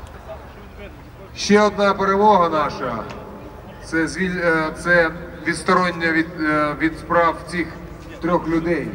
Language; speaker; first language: Ukrainian; non-native, local second language; Russian